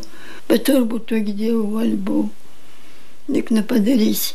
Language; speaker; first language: Lithuanian; native; Lithuanian